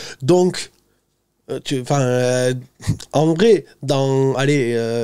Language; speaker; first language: French; native; French